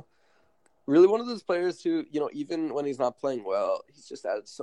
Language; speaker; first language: English; native; English